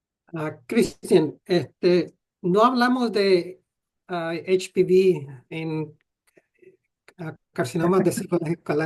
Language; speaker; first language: Spanish; non-native, fluent; English